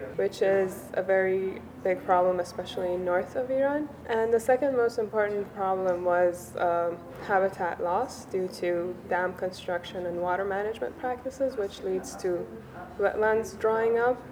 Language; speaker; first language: English; non-native, fluent; Persian